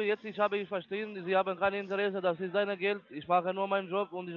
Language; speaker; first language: German; non-native, learner; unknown